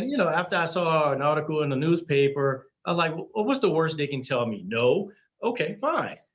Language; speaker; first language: English; native; English